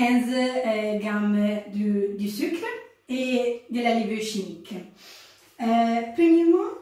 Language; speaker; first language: French; non-native, learner; Italian